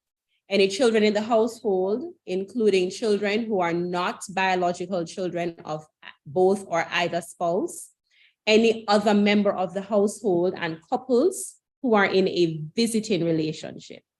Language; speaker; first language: English; native; English